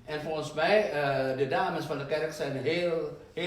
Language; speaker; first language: Dutch; non-native, fluent; Indonesian